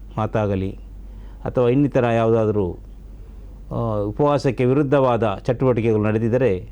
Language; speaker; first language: Kannada; non-native, local second language; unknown